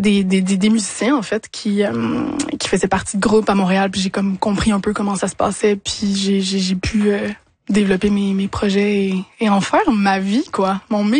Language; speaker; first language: French; native; French